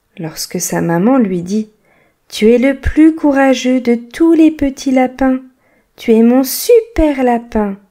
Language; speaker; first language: French; native; French